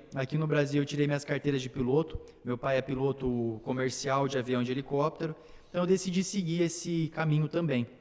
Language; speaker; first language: Portuguese; early bilingual, other home language; Slovak